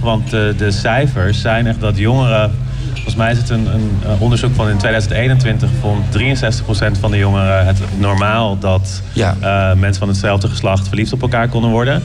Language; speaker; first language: Dutch; native; Dutch